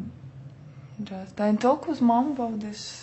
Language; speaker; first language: English; non-native, learner; Russian